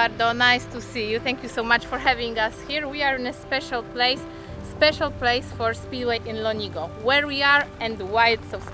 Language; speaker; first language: English; non-native, fluent; Polish